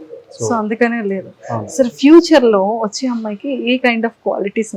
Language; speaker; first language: Telugu; native; Telugu